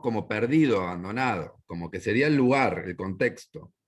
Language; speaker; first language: Spanish; native; Spanish